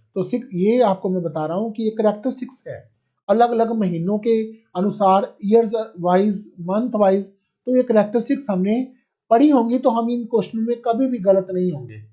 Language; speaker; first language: Hindi; non-native, local second language; Punjabi